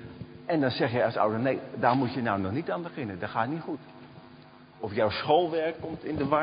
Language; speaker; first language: Dutch; native; Dutch